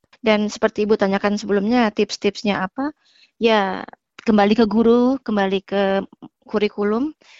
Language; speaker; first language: Indonesian; native; Indonesian